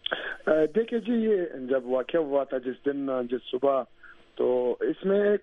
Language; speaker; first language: Urdu; native; Urdu